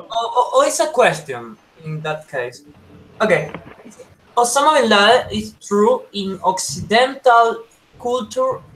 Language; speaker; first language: English; non-native, learner; Spanish